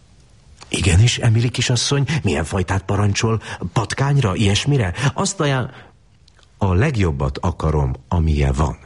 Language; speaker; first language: Hungarian; native; Hungarian